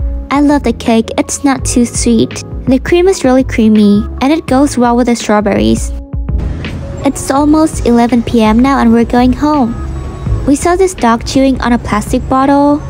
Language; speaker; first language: English; non-native, fluent; Vietnamese